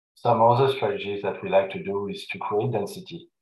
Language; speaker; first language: English; non-native, fluent; French